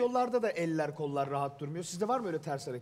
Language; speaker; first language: Turkish; native; Turkish